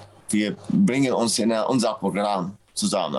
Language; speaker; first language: German; non-native, fluent; Arabic